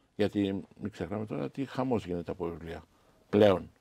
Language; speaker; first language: Greek; non-native, fluent; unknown